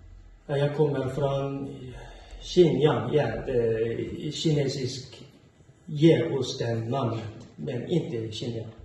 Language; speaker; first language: Swedish; non-native, learner; Uyghur